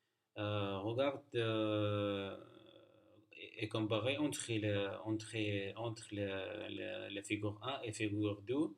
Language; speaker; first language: French; non-native, learner; Arabic